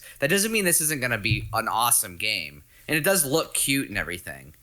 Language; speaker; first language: English; native; English